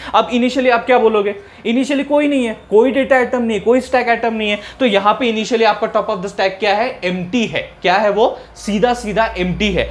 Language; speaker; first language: Hindi; non-native, local second language; Marathi